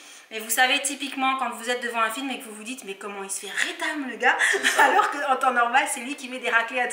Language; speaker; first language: French; native; French